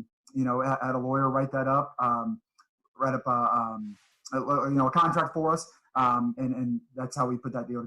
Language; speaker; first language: English; native; English